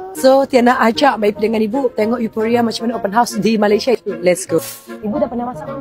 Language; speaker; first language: Malay; native; Malay